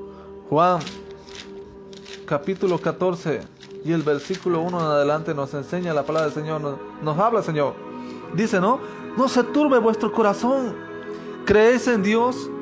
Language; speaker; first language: Spanish; native; Spanish